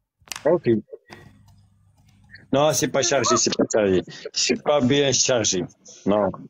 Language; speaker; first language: French; non-native, learner; Arabic